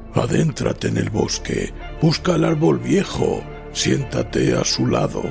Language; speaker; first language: Spanish; native; Spanish